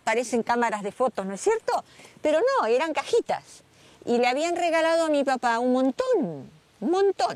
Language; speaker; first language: Spanish; native; Spanish